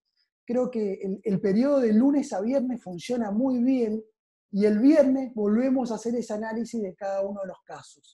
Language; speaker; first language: Spanish; native; Spanish